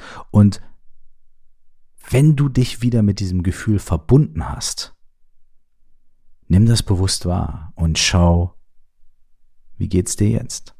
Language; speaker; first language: German; native; German